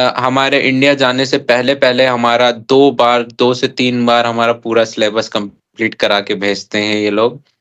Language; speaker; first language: Hindi; native; Hindi